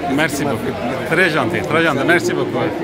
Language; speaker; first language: French; non-native, learner; Urdu